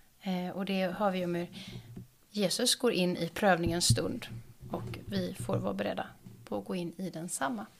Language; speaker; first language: Swedish; native; Swedish